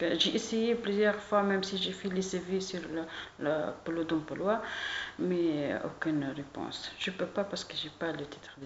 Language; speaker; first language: French; non-native, learner; Arabic